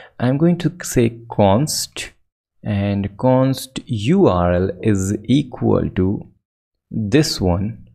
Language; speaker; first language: English; non-native, local second language; Hindi